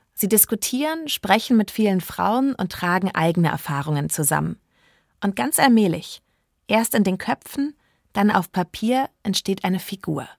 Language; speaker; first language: German; native; German